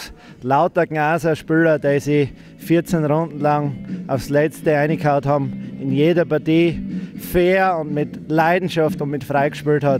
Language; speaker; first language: German; native; German